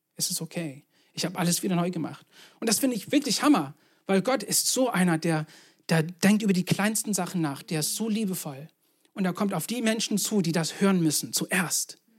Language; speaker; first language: German; non-native, fluent; English